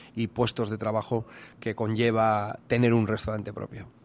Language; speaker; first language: Spanish; native; Spanish